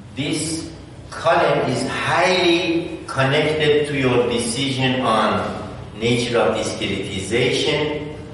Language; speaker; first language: English; non-native, fluent; Persian